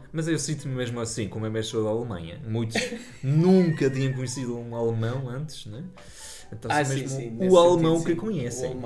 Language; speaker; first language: Portuguese; non-native, fluent; German